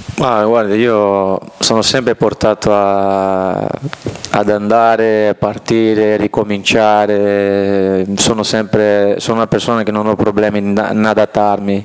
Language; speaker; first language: Italian; non-native, fluent; Portuguese